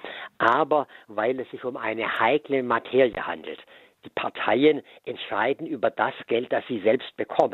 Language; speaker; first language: German; native; German